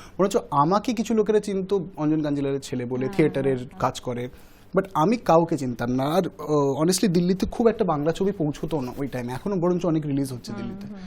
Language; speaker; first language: Bangla; early bilingual, heritage; Bangla